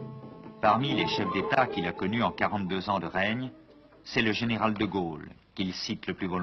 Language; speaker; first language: French; native; French